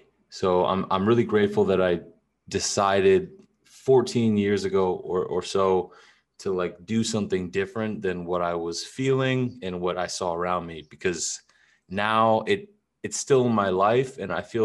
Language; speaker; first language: English; native; English